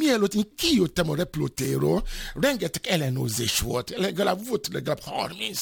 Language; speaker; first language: Hungarian; non-native, learner; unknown